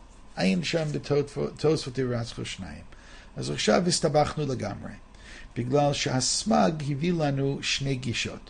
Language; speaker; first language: Hebrew; non-native, fluent; English